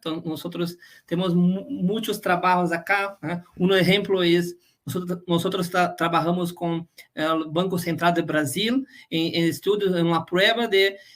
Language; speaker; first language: Spanish; non-native, fluent; Portuguese